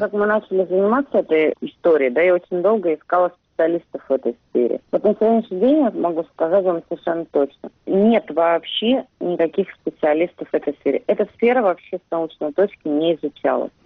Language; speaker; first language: Russian; native; Russian